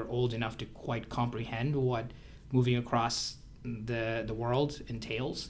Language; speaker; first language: English; non-native, local second language; Hindi